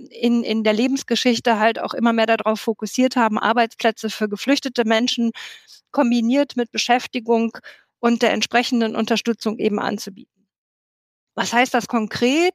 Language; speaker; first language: German; native; German